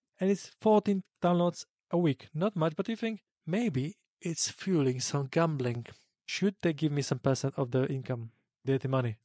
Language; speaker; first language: English; non-native, fluent; Polish